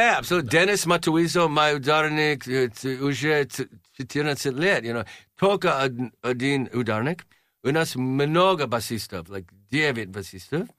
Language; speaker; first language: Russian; non-native, learner; English